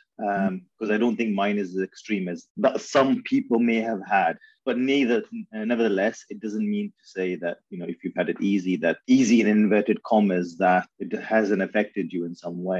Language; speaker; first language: English; early bilingual, other home language; Urdu